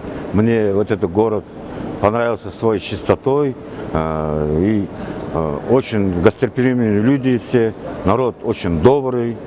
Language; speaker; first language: Russian; non-native, fluent; Kazakh